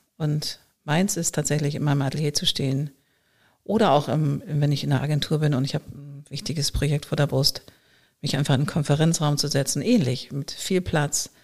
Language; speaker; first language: German; native; German